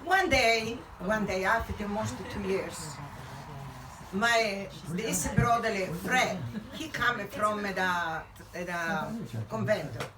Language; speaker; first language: English; non-native, learner; Italian